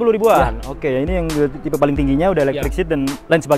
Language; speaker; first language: Indonesian; native; Indonesian